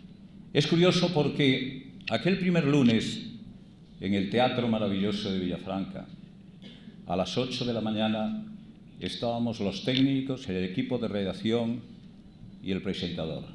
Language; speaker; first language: Spanish; native; Spanish